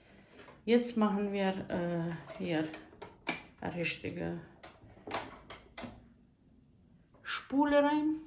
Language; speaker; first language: German; non-native, fluent; Croatian